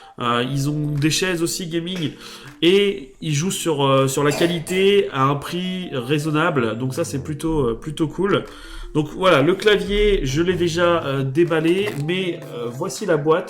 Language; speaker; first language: French; native; French